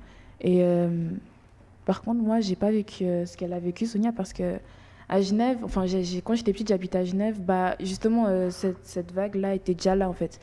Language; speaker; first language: French; early bilingual, other home language; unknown